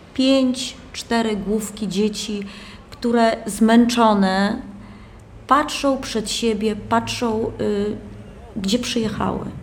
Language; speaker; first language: Polish; native; Polish